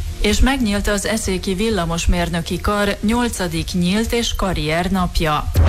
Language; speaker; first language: Hungarian; native; Hungarian